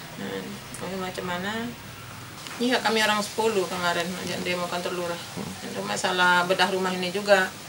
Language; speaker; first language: Indonesian; native; Indonesian